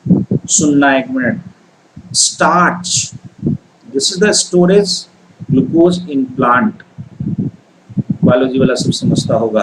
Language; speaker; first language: Hindi; native; Hindi